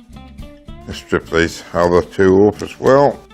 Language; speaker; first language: English; native; English